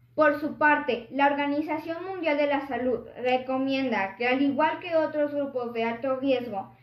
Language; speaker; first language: Spanish; native; Spanish